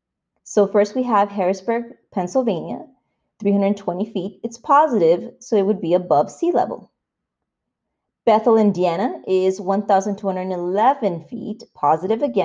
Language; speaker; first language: English; native; English